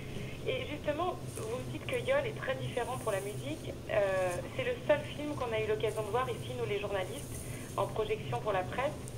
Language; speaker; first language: French; native; French